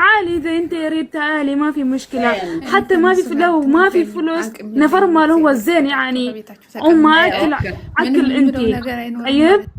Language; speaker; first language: Arabic; non-native, learner; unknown